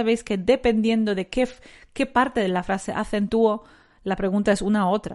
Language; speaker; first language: Spanish; native; Spanish